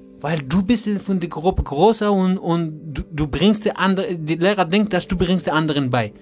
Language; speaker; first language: German; non-native, learner; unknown